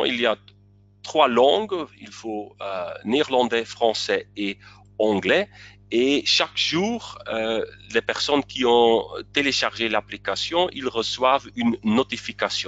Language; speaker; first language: French; non-native, local second language; Dutch